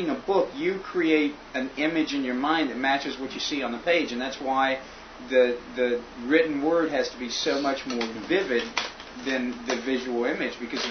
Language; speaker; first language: English; native; English